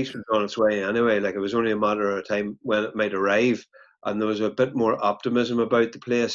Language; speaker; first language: English; native; English